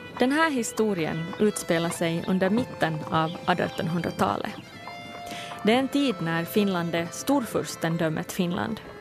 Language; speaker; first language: Swedish; native; Swedish